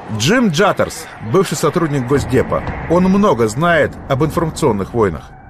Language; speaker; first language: Russian; native; Russian